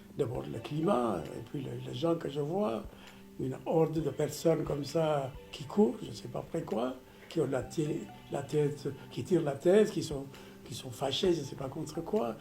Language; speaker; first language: French; non-native, fluent; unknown